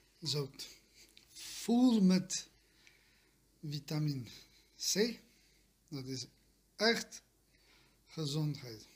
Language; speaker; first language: Dutch; non-native, learner; Serbian